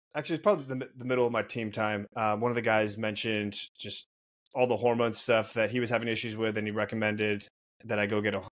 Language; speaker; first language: English; native; English